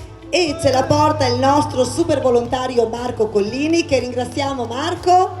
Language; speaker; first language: Italian; native; Italian